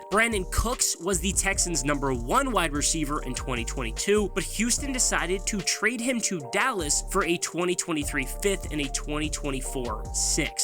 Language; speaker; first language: English; native; English